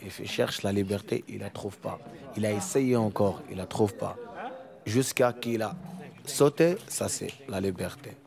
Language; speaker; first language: French; non-native, learner; Arabic